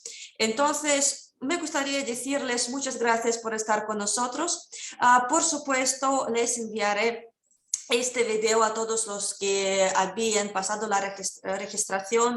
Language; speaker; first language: Spanish; non-native, fluent; Russian